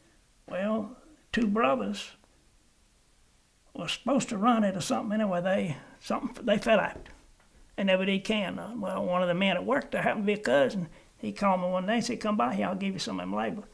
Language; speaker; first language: English; native; English